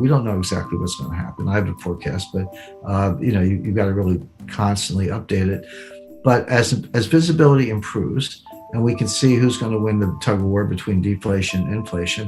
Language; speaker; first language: English; native; English